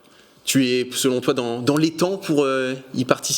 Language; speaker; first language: French; native; French